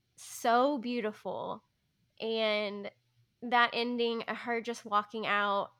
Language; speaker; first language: English; native; English